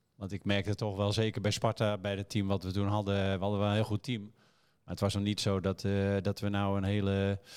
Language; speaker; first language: Dutch; native; Dutch